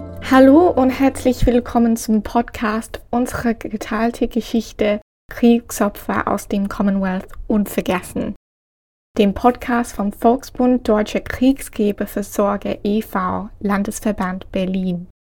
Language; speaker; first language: German; non-native, fluent; English